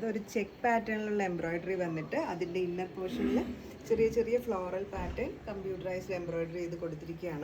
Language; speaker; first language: Malayalam; native; Malayalam